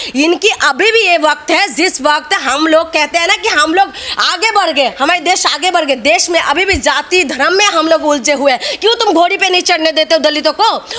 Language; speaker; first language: Hindi; non-native, local second language; Assamese